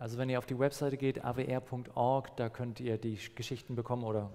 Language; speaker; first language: German; non-native, fluent; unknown